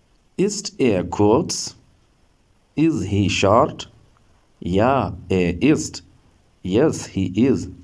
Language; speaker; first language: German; non-native, learner; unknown